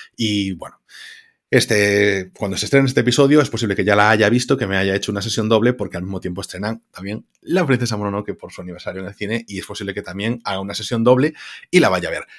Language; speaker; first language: Spanish; native; Spanish